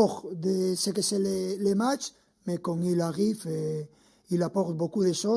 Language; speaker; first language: French; non-native, fluent; Spanish